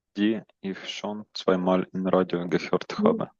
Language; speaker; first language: German; non-native, learner; Ukrainian